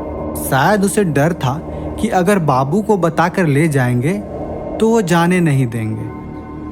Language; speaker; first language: Hindi; native; Hindi